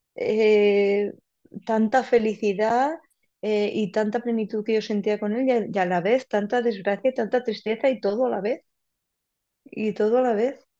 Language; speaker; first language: Spanish; native; Spanish